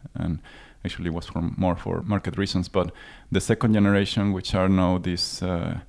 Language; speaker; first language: English; non-native, fluent; Spanish